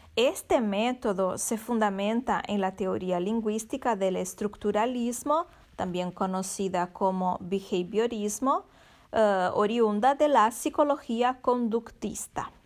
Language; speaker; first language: Spanish; non-native, fluent; Portuguese